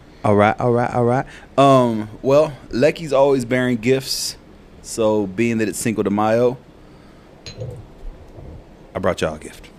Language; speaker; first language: English; early bilingual, other home language; Spanish